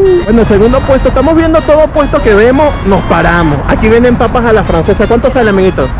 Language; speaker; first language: Spanish; native; Spanish